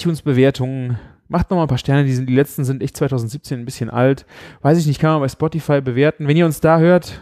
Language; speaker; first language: German; native; German